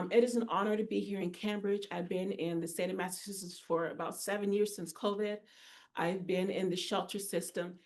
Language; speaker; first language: English; native; English